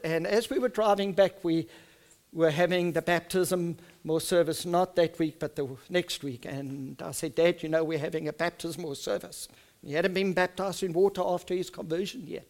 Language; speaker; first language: English; non-native, local second language; Afrikaans